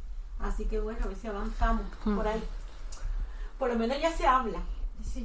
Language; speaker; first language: Spanish; native; Spanish